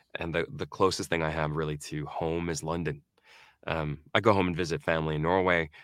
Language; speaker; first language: English; early bilingual, other home language; Norwegian